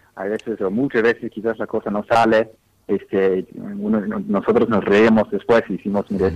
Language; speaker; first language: Spanish; non-native, fluent; English